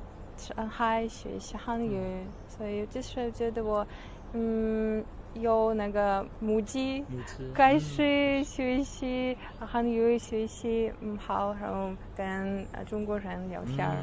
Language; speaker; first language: Chinese; non-native, learner; Russian